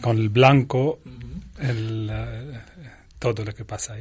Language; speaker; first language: Spanish; non-native, learner; Arabic